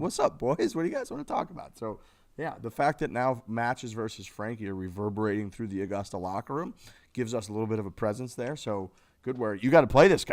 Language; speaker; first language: English; native; English